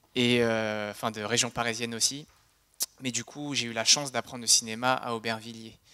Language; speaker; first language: French; native; French